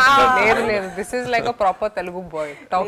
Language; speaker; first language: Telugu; non-native, local second language; Hindi